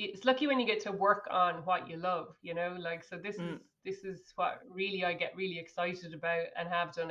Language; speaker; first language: English; native; English